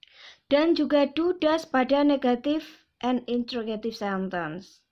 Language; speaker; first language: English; non-native, fluent; Indonesian